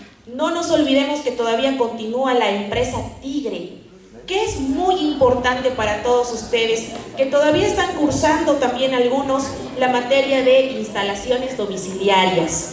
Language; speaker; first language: Spanish; native; Spanish